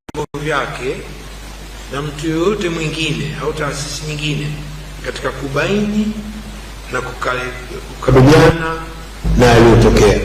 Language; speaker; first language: Swahili; native; Swahili